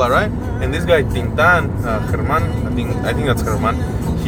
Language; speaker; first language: English; non-native, fluent; Spanish